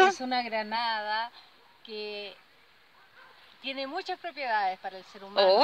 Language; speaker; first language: Spanish; native; Spanish